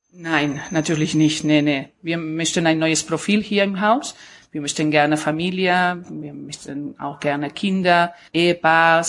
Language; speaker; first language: German; non-native, learner; Spanish